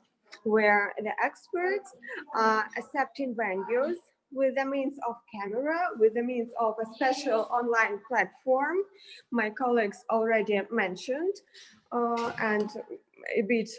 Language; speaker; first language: English; non-native, fluent; Russian